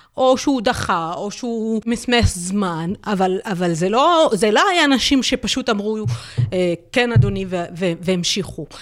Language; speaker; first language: Hebrew; non-native, local second language; Arabic